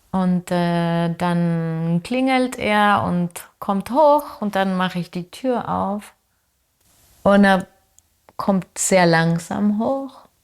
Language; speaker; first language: German; non-native, fluent; Spanish